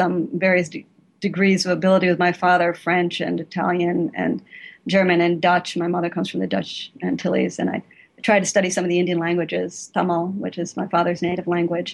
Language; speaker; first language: English; native; English